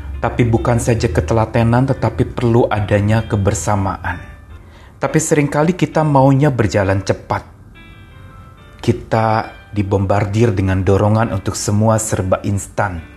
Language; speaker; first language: Indonesian; native; Indonesian